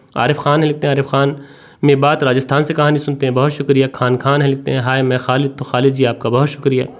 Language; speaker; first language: Hindi; native; Hindi